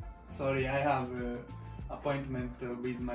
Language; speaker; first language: English; non-native, learner; Japanese